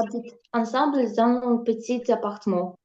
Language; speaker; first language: French; non-native, learner; Ukrainian